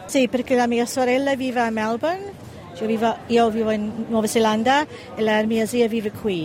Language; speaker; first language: Italian; early bilingual, heritage; English